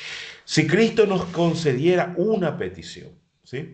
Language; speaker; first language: Spanish; native; Spanish